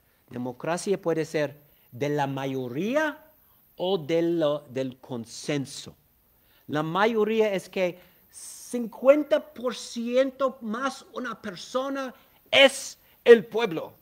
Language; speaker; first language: Spanish; non-native, fluent; English